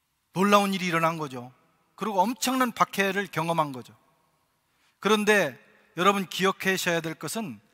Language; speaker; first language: Korean; native; Korean